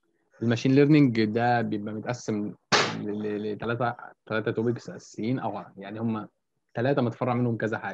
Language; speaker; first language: Arabic; native; Arabic